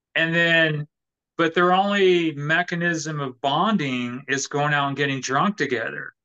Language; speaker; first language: English; native; English